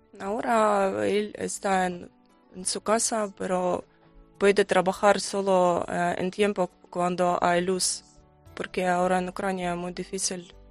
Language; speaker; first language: Spanish; non-native, learner; Ukrainian